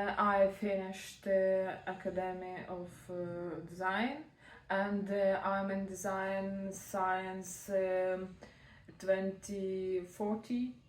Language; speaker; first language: English; non-native, learner; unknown